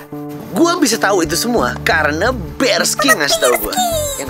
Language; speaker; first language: Indonesian; native; Indonesian